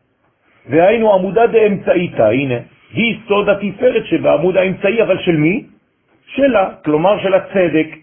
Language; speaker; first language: Hebrew; non-native, fluent; French